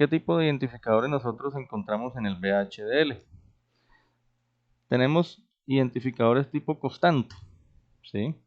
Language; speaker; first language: Spanish; native; Spanish